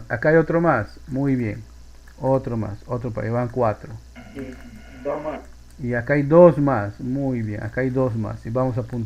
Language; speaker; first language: Spanish; native; Spanish